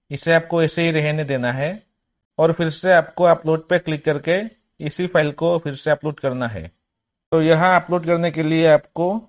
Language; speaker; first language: Hindi; native; Hindi